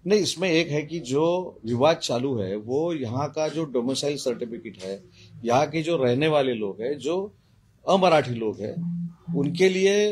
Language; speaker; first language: Hindi; non-native, local second language; Marathi